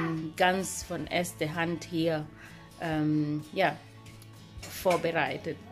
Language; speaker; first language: German; non-native, fluent; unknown